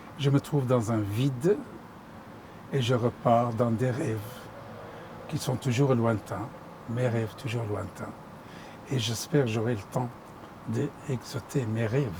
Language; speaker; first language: French; non-native, fluent; Arabic